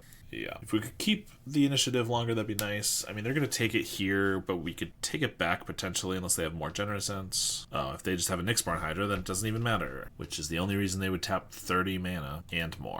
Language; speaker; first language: English; native; English